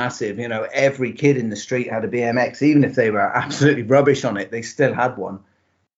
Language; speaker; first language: English; native; English